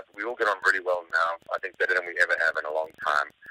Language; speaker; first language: English; native; English